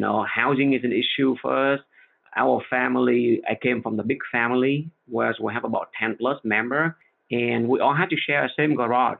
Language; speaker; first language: English; non-native, fluent; Vietnamese